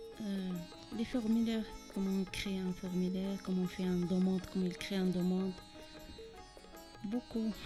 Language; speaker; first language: French; non-native, learner; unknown